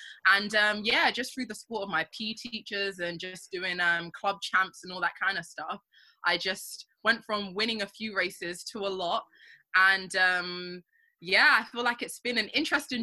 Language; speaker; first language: English; native; English